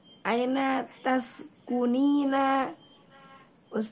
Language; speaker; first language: Arabic; non-native, learner; Indonesian